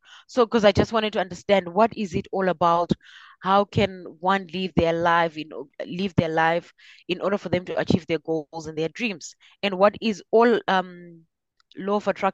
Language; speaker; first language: English; non-native, local second language; Shona